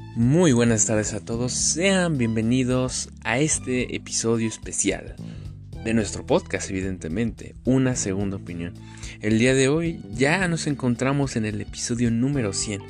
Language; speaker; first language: Spanish; native; Spanish